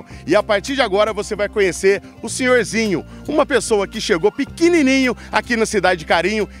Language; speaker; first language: Portuguese; native; Portuguese